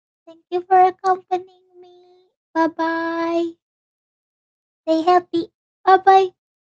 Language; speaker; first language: English; non-native, fluent; Indonesian